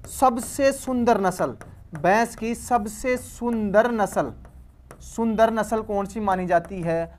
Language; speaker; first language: Hindi; native; Hindi